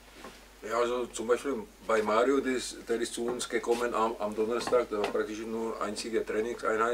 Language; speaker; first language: German; non-native, fluent; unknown